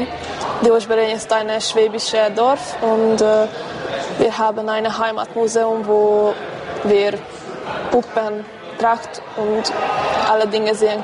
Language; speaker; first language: German; non-native, local second language; Hungarian